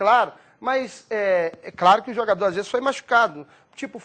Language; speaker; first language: Portuguese; native; Portuguese